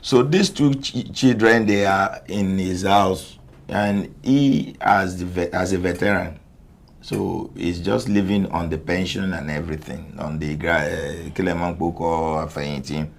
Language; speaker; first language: English; non-native, local second language; Yoruba